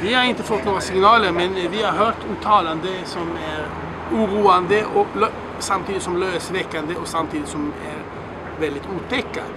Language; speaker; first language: Swedish; non-native, fluent; Hebrew